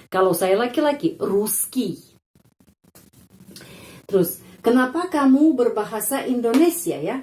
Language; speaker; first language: Indonesian; non-native, fluent; Russian